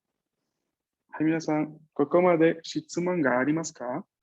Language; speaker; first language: Japanese; non-native, fluent; Spanish